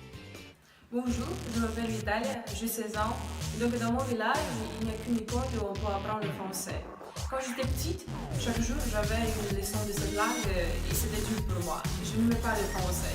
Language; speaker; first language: French; non-native, learner; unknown